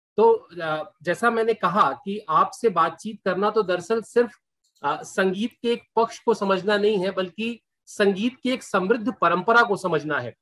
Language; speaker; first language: Hindi; native; Hindi